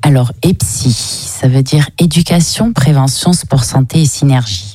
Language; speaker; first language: French; native; French